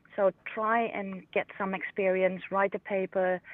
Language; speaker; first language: English; non-native, fluent; Dutch